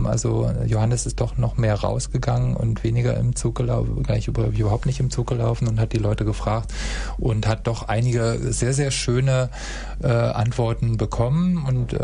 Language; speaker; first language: German; native; German